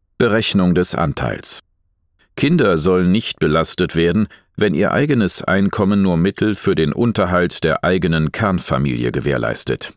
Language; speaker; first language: German; native; German